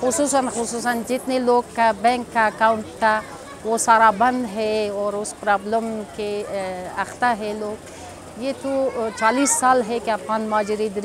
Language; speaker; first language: Hindi; non-native, learner; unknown